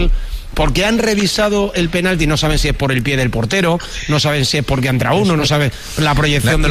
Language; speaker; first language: Spanish; native; Spanish